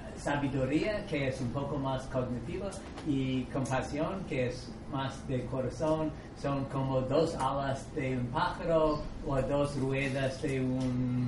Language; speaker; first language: Spanish; non-native, fluent; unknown